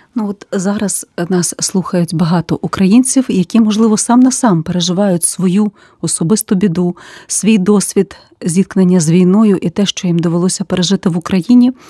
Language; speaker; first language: Ukrainian; native; Ukrainian